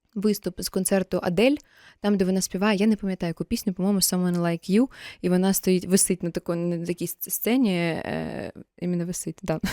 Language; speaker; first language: Ukrainian; non-native, local second language; Russian